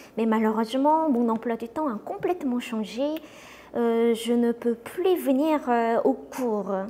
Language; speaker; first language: French; non-native, fluent; Korean